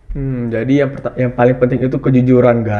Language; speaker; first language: Indonesian; native; Indonesian